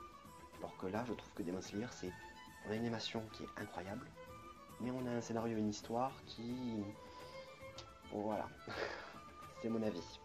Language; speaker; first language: French; native; French